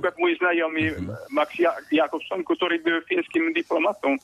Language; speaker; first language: Polish; non-native, fluent; Finnish